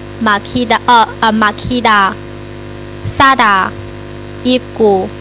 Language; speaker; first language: Korean; non-native, learner; Chinese